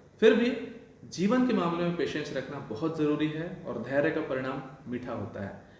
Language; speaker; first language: Hindi; non-native, local second language; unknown